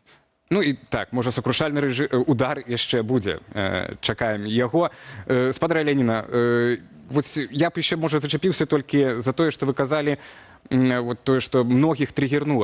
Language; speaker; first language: Belarusian; native; Belarusian